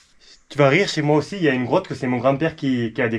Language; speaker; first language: French; native; French